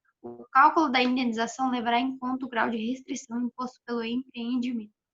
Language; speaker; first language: Portuguese; native; Portuguese